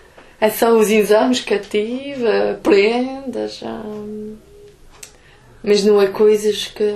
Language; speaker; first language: Portuguese; early bilingual, heritage; Portuguese